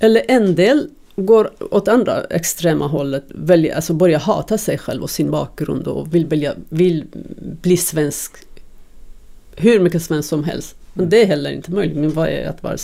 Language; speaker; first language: Swedish; non-native, fluent; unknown